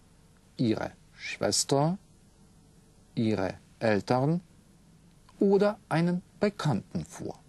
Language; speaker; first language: German; non-native, fluent; Russian